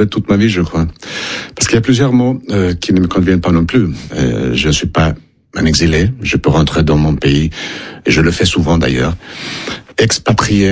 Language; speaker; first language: French; non-native, fluent; Spanish